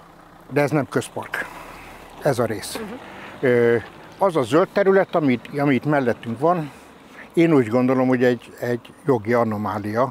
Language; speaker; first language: Hungarian; native; Hungarian